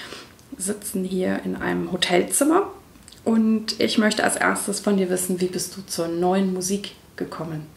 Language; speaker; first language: German; native; German